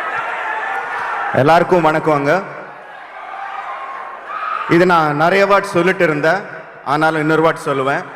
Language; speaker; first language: Tamil; non-native, local second language; Telugu